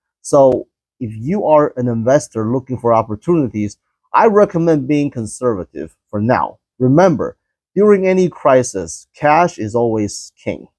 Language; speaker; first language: English; non-native, fluent; Chinese